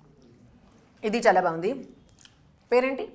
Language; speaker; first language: Telugu; non-native, learner; Hindi